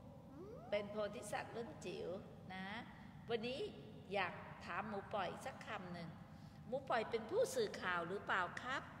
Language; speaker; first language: Thai; native; Thai